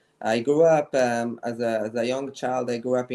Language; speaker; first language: English; non-native, fluent; Hebrew